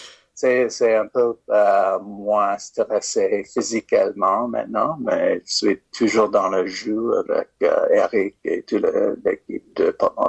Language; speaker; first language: French; non-native, fluent; English